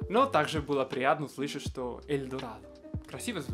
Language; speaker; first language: Russian; non-native, fluent; Spanish